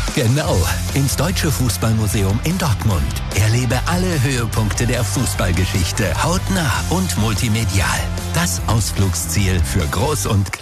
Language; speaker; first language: German; native; German